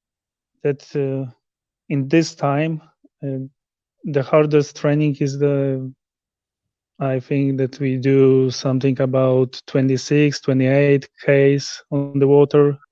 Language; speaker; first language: English; non-native, learner; Polish